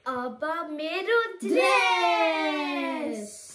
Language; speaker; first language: Nepali; early bilingual, heritage; Nepali